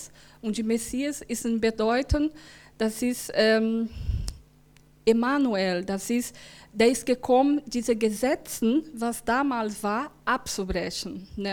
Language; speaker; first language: German; non-native, learner; Portuguese